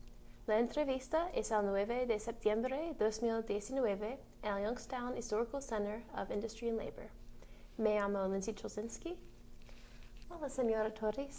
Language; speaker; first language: Spanish; non-native, learner; English